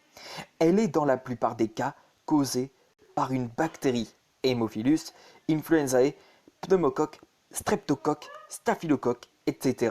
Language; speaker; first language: French; native; French